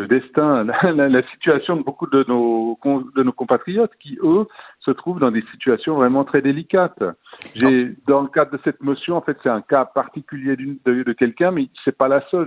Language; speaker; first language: French; native; French